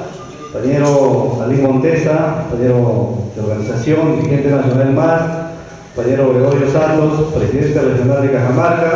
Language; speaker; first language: Spanish; native; Spanish